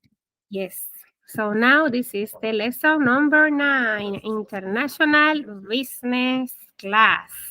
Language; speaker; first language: English; non-native, fluent; Spanish